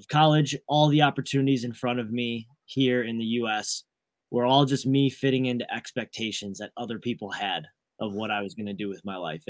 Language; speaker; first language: English; native; English